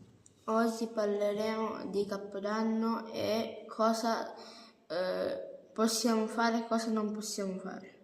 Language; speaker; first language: Italian; early bilingual, other home language; Bangla